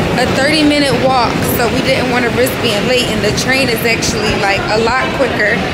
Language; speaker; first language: English; native; English